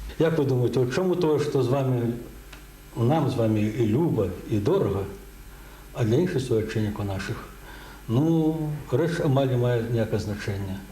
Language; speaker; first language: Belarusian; native; Belarusian